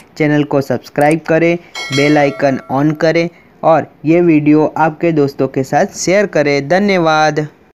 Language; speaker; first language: Hindi; non-native, local second language; Gujarati